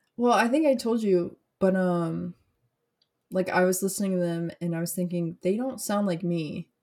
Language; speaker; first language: English; native; English